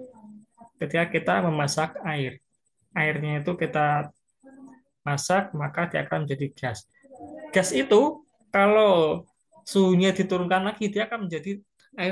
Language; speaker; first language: Indonesian; native; Indonesian